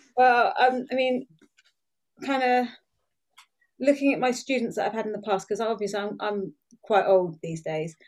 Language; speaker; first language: English; native; English